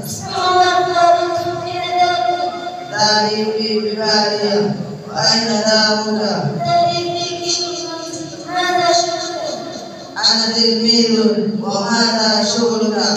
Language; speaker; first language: Arabic; non-native, learner; Bangla